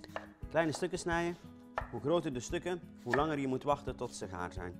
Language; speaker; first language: Dutch; native; Dutch